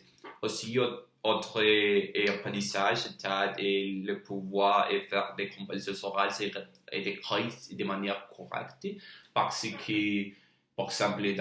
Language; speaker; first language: French; non-native, learner; Spanish